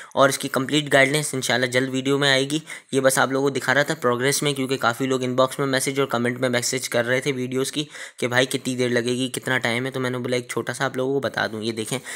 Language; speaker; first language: Urdu; native; Urdu